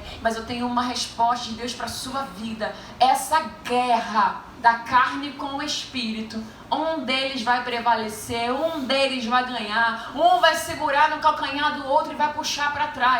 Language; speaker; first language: Portuguese; native; Portuguese